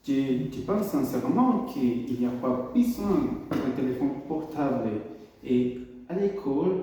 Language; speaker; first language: French; non-native, learner; Spanish